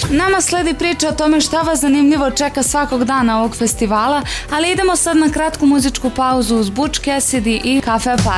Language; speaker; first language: Serbian; native; Serbian